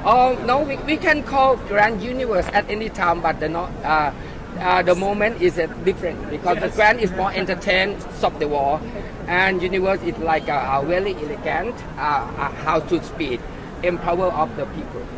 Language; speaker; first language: English; non-native, learner; Thai